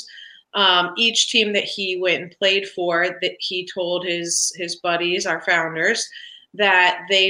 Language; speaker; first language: English; native; English